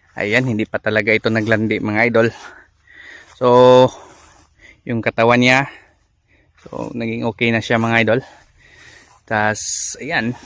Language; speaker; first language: Filipino; non-native, local second language; Cebuano